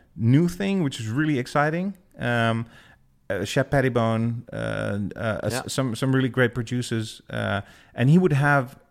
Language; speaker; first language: English; non-native, fluent; Dutch